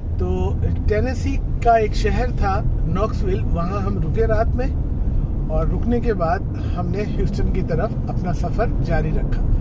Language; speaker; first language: Urdu; native; Urdu